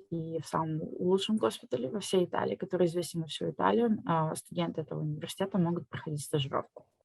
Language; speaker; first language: Russian; native; Russian